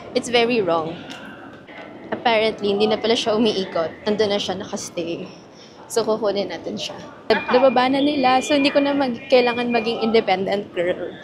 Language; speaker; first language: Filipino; native; Filipino